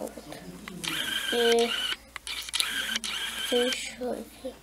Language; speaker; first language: Russian; early bilingual, heritage; Russian